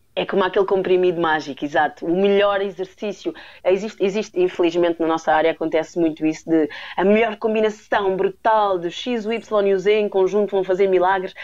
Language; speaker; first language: Portuguese; native; Portuguese